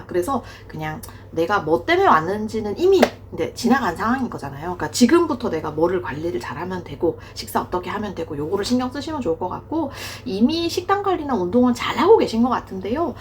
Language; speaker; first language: Korean; native; Korean